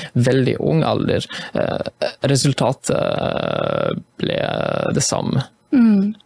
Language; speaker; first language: Norwegian; non-native, fluent; Polish